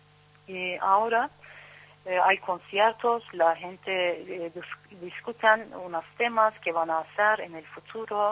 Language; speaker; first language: Spanish; non-native, learner; Turkish